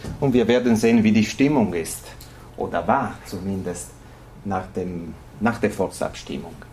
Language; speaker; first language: German; non-native, fluent; Italian